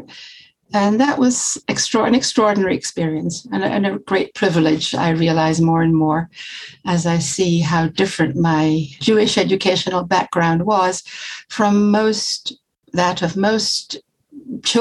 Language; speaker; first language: English; native; English